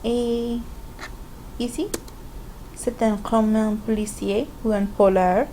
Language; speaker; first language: French; non-native, fluent; English